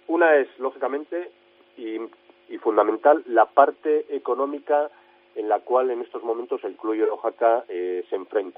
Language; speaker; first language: Spanish; native; Spanish